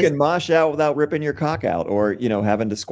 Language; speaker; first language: English; native; English